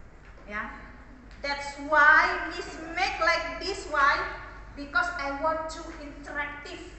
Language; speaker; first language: English; non-native, learner; Indonesian